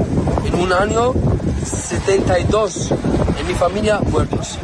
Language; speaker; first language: Spanish; non-native, learner; Arabic